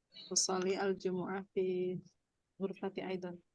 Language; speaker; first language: Arabic; non-native, learner; Indonesian